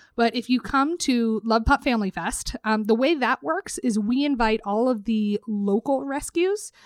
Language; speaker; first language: English; native; English